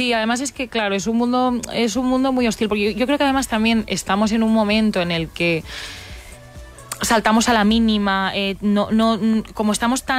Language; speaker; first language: Spanish; native; Spanish